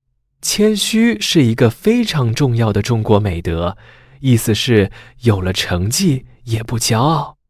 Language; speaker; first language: Chinese; native; Chinese